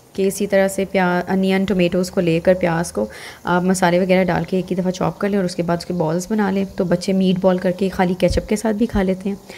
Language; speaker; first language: Urdu; native; Urdu